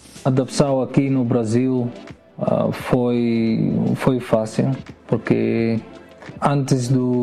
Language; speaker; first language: Portuguese; non-native, learner; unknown